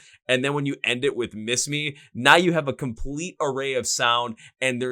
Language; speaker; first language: English; native; English